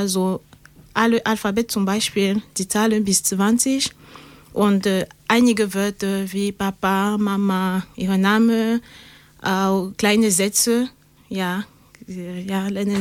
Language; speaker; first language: German; non-native, learner; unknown